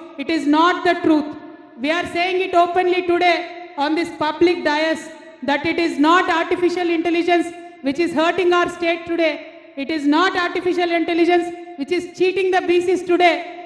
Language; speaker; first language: English; non-native, local second language; Telugu